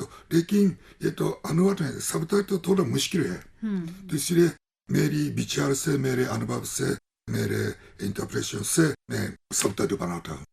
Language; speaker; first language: Hindi; non-native, fluent; Japanese